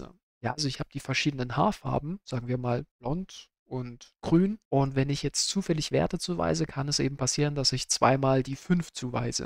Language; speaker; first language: German; native; German